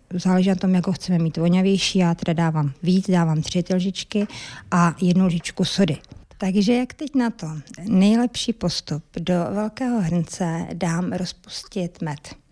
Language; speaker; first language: Czech; native; Czech